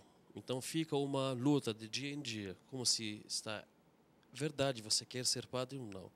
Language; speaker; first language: Portuguese; non-native, fluent; Arabic